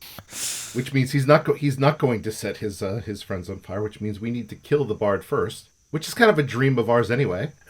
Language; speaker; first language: English; native; English